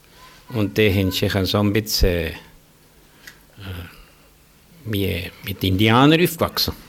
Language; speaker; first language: German; early bilingual, heritage; German